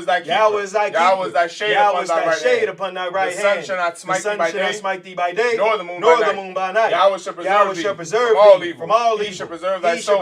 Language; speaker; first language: English; native; English